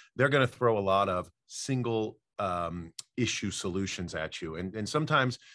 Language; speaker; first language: English; native; English